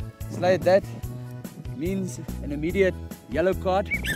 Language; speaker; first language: English; non-native, local second language; Afrikaans